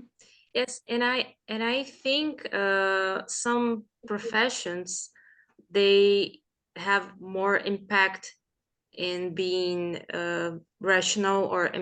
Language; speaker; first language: English; non-native, fluent; Portuguese